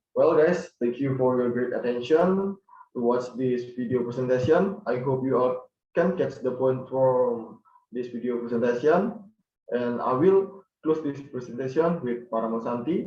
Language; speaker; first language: English; non-native, learner; Indonesian